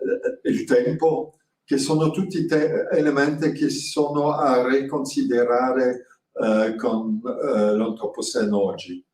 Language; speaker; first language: Italian; non-native, fluent; French